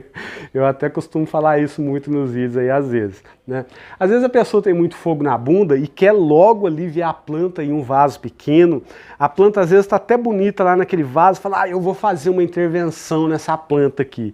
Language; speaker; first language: Portuguese; native; Portuguese